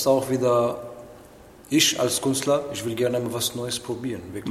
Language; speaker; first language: German; non-native, learner; Arabic